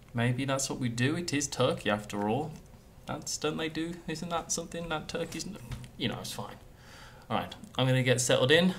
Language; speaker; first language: English; native; English